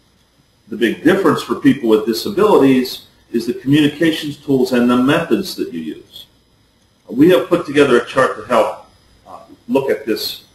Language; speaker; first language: English; native; English